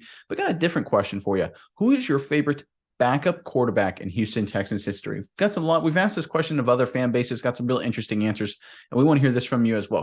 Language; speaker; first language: English; native; English